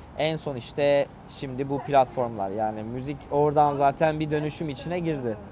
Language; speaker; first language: Turkish; native; Turkish